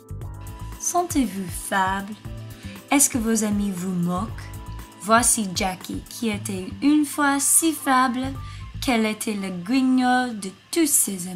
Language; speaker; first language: French; non-native, learner; English